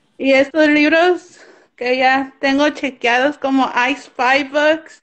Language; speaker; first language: Spanish; early bilingual, heritage; Spanish